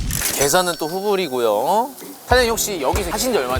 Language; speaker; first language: Korean; native; Korean